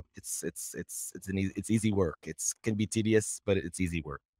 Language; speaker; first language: English; native; English